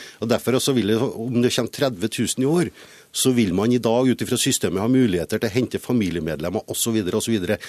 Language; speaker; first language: Norwegian; native; Norwegian